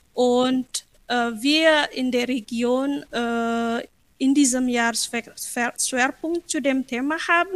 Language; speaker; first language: German; non-native, fluent; Indonesian